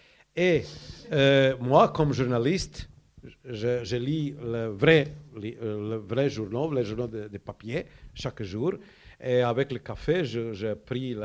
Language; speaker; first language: French; non-native, learner; Croatian